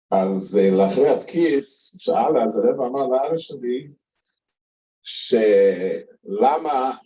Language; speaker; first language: Hebrew; non-native, fluent; English